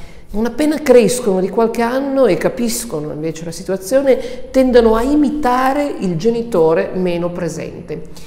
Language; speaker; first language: Italian; native; Italian